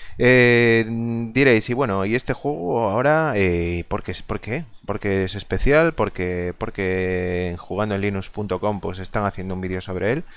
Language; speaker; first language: Spanish; non-native, local second language; Galician